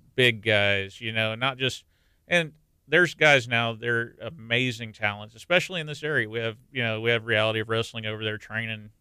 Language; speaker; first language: English; native; English